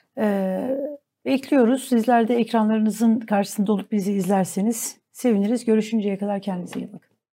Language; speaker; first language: Turkish; native; Turkish